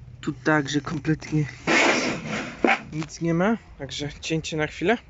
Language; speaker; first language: Polish; native; Polish